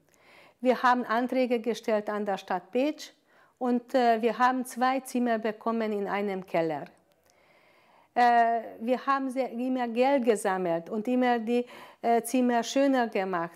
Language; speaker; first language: German; non-native, fluent; Hungarian